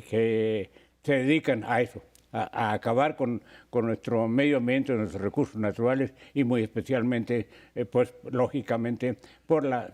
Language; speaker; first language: Spanish; native; Spanish